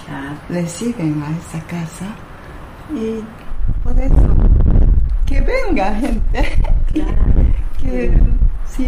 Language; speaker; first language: Spanish; non-native, learner; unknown